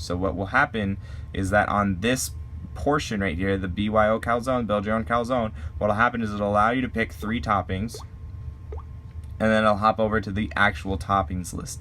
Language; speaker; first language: English; native; English